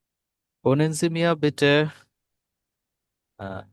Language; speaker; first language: German; non-native, learner; Bangla